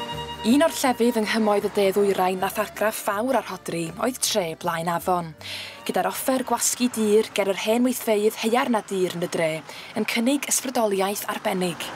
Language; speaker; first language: Welsh; native; Welsh